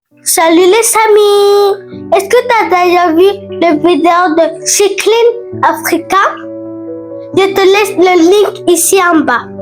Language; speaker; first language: French; non-native, learner; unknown